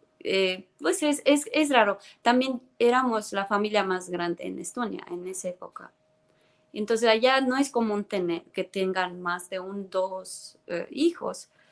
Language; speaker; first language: Spanish; non-native, fluent; Estonian